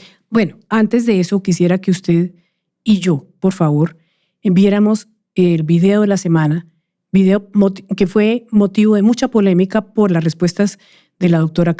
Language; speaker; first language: Spanish; native; Spanish